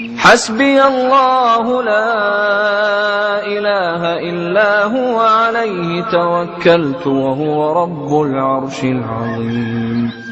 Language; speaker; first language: Arabic; native; Arabic